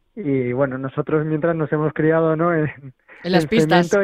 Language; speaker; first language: Spanish; native; Spanish